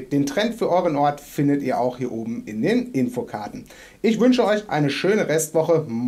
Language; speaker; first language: German; native; German